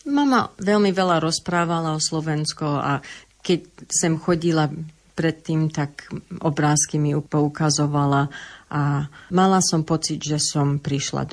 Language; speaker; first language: Slovak; early bilingual, heritage; English